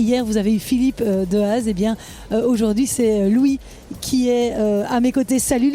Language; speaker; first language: French; native; French